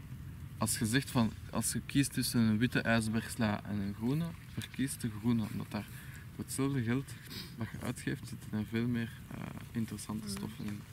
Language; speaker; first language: Dutch; native; Dutch